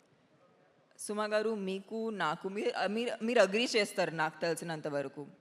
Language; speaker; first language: Telugu; non-native, fluent; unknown